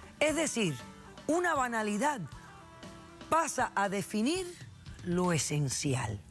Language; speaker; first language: Spanish; native; Spanish